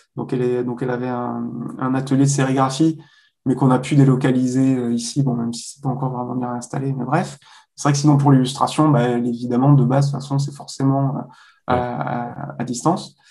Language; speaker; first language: French; native; French